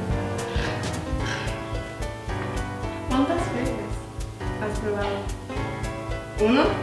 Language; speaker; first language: Spanish; non-native, learner; English